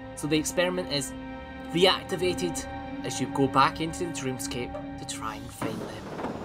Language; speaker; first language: English; native; English